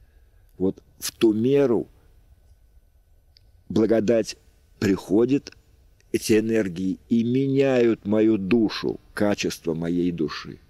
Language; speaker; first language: Russian; native; Russian